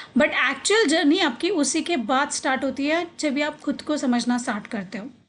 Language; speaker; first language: Hindi; non-native, local second language; Marathi